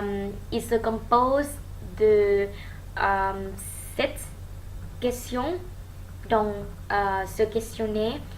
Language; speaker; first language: French; non-native, learner; Thai